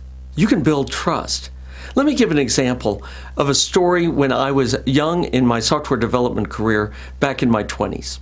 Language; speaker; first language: English; native; English